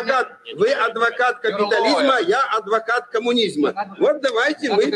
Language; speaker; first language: Russian; native; Russian